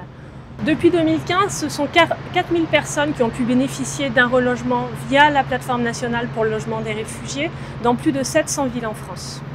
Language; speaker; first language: French; native; French